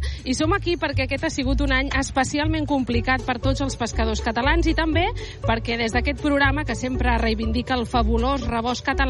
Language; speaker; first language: Catalan; native; Catalan